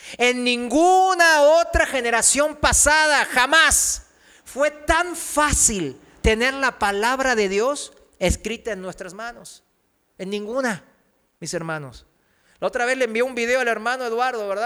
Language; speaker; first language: Spanish; non-native, fluent; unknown